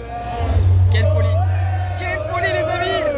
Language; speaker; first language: French; native; French